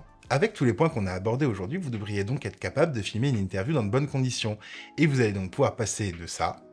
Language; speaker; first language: French; native; French